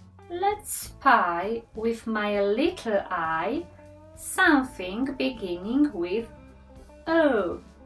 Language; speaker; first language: English; non-native, fluent; Polish